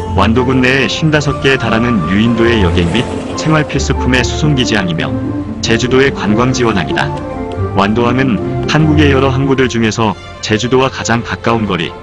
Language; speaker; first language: Korean; native; Korean